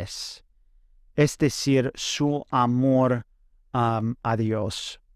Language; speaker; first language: Spanish; non-native, fluent; English